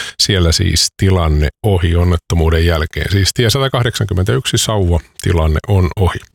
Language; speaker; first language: Finnish; native; Finnish